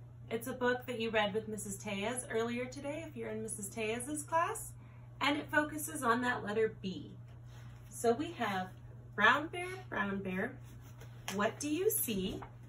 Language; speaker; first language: English; native; English